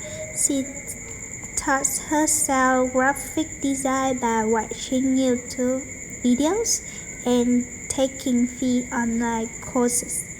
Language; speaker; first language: English; non-native, learner; Vietnamese